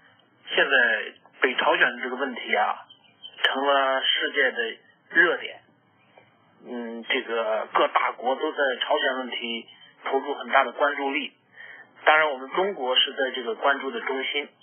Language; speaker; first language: Chinese; native; Chinese